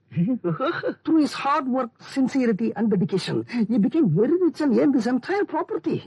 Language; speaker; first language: English; non-native, local second language; Tamil